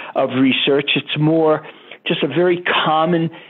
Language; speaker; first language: English; native; English